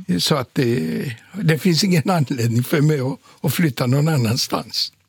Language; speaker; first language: Swedish; non-native, fluent; Polish